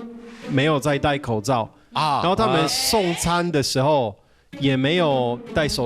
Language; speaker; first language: Chinese; non-native, fluent; Italian